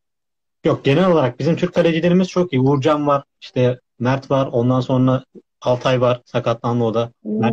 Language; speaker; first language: Turkish; native; Turkish